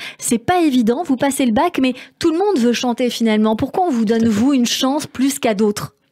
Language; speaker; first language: French; native; French